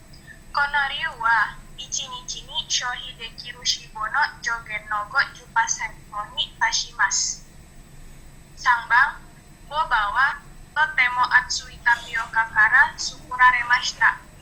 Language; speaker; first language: Japanese; non-native, learner; Indonesian